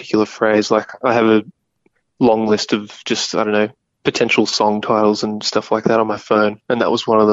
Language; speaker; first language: English; native; English